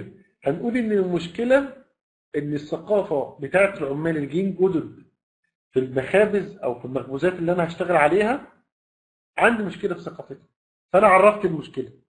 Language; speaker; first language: Arabic; native; Arabic